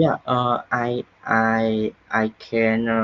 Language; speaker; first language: English; non-native, learner; Vietnamese